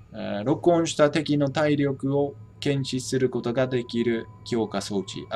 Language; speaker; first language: Japanese; non-native, fluent; English